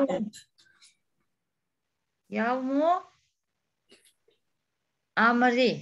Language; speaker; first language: Arabic; non-native, learner; Uzbek